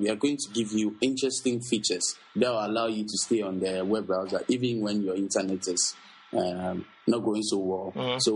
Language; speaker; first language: English; non-native, local second language; Akan